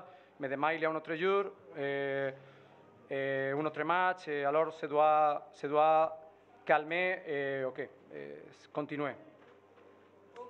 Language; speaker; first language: French; non-native, fluent; Spanish